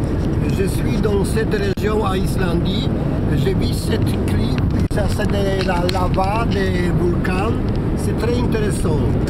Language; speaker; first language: French; non-native, learner; Polish